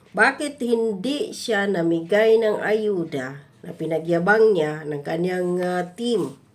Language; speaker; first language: Filipino; non-native, local second language; Cebuano